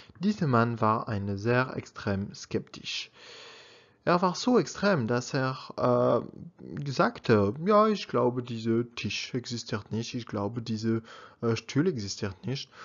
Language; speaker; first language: German; non-native, learner; French